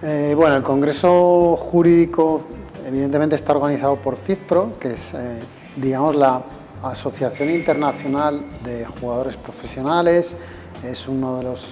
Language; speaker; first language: Spanish; native; Spanish